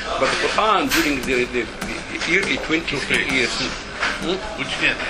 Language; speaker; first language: English; non-native, fluent; Arabic